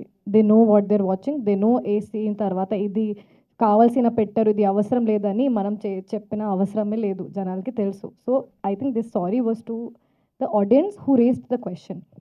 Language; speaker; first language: Telugu; non-native, fluent; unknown